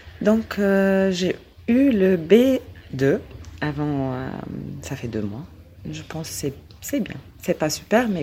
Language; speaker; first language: French; non-native, learner; Arabic